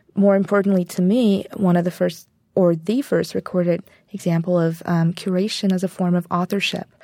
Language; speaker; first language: English; non-native, fluent; Bulgarian